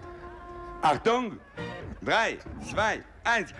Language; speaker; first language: German; non-native, local second language; Italian